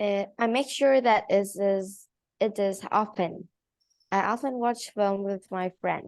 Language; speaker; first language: English; non-native, learner; Vietnamese